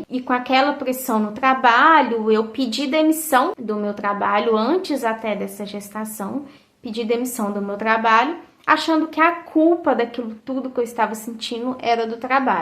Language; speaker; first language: Portuguese; native; Portuguese